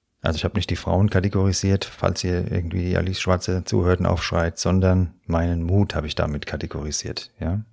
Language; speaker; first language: German; native; German